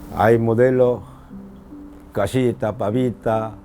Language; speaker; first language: Spanish; non-native, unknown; Korean